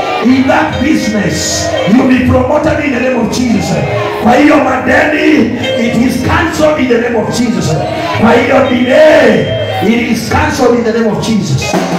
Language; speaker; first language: English; non-native, local second language; Swahili